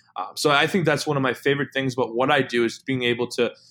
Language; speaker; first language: English; native; English